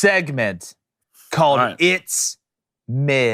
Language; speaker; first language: English; native; English